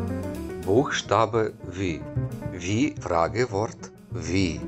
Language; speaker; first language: German; non-native, fluent; Ukrainian